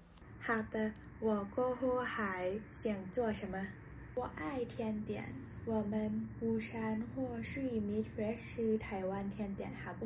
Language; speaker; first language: Chinese; non-native, learner; English